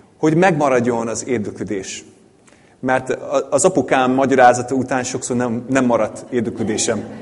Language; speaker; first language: Hungarian; non-native, fluent; English